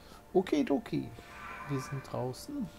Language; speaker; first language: German; native; German